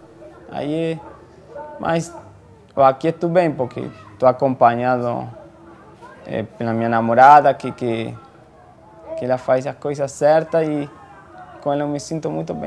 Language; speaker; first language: Portuguese; non-native, fluent; Spanish